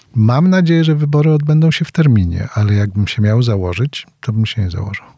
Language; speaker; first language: Polish; native; Polish